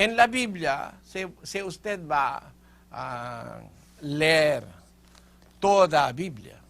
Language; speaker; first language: Spanish; non-native, fluent; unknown